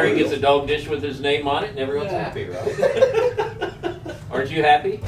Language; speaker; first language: English; native; English